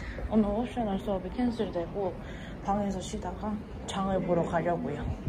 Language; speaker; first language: Korean; native; Korean